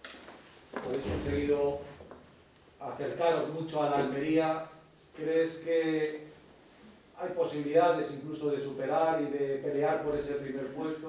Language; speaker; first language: Spanish; native; Spanish